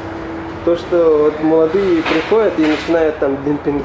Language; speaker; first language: Russian; native; Russian